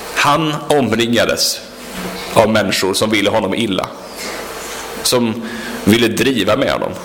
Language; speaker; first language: Swedish; native; Swedish